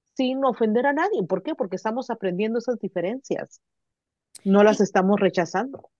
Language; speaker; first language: Spanish; native; Spanish